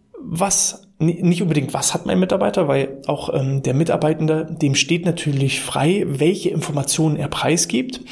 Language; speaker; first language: German; native; German